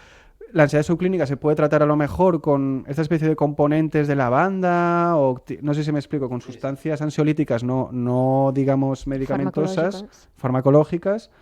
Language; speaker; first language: Spanish; non-native, local second language; Catalan